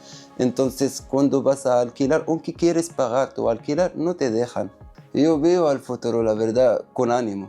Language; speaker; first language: Spanish; non-native, learner; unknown